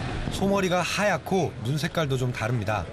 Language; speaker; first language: Korean; native; Korean